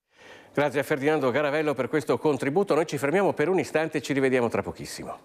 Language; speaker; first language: Italian; native; Italian